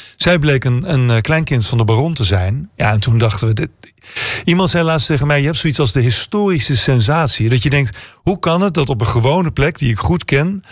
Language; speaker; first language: Dutch; native; Dutch